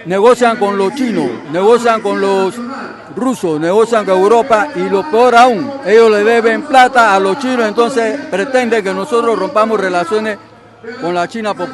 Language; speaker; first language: Spanish; native; Spanish